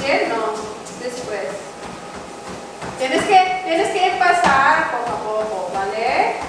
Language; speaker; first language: Spanish; non-native, fluent; Filipino